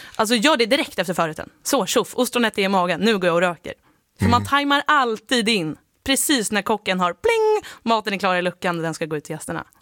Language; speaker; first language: Swedish; native; Swedish